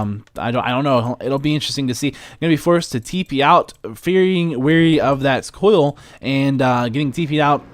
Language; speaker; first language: English; native; English